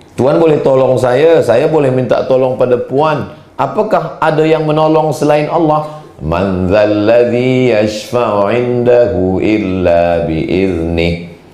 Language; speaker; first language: Malay; native; Malay